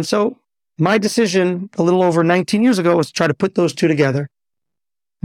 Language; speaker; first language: English; native; English